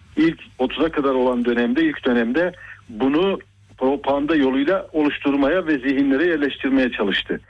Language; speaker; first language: Turkish; native; Turkish